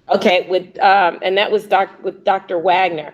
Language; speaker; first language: English; native; English